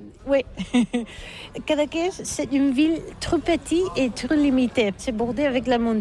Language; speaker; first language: French; non-native, learner; Catalan